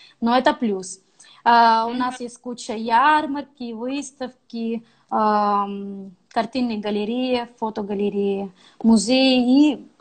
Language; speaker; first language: Russian; non-native, fluent; Spanish